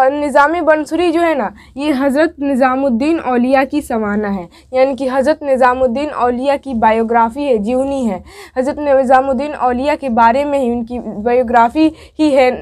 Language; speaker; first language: Hindi; native; Hindi